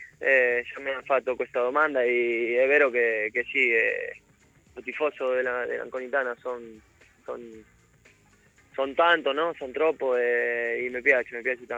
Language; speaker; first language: Italian; non-native, learner; Spanish